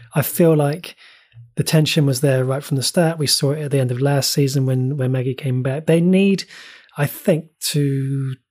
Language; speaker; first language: English; native; English